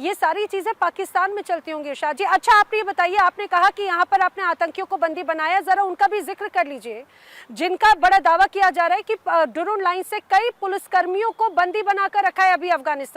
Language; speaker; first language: Hindi; native; Hindi